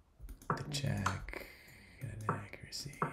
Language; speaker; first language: English; native; English